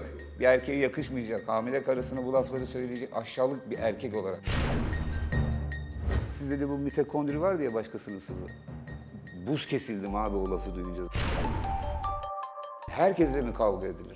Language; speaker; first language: Turkish; native; Turkish